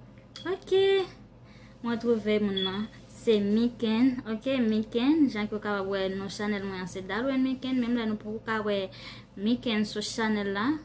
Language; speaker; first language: French; non-native, learner; Haitian Creole